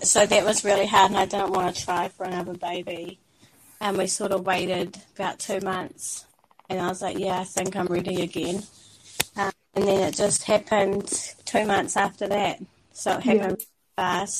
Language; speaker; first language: English; native; English